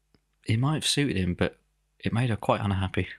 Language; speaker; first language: English; native; English